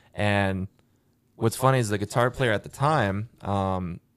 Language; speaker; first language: English; native; English